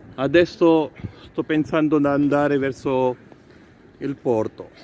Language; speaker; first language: Italian; non-native, learner; Urdu